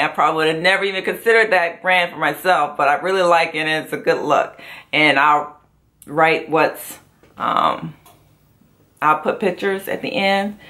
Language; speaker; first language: English; native; English